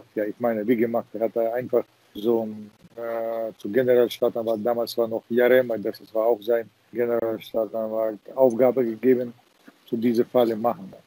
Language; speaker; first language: German; non-native, fluent; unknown